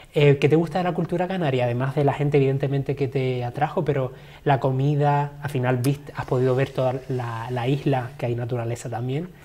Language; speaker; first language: Spanish; native; Spanish